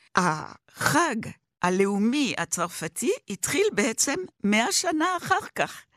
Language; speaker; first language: Hebrew; non-native, fluent; French